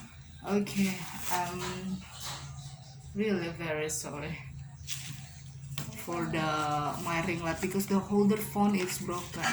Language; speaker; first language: English; non-native, learner; Indonesian